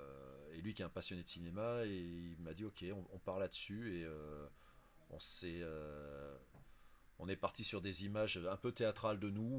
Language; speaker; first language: French; native; French